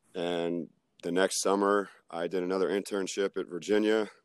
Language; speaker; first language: English; native; English